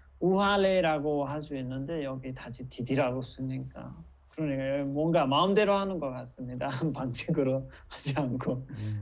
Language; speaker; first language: Korean; non-native, fluent; Nepali